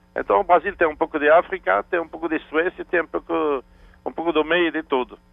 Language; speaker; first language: Portuguese; non-native, fluent; French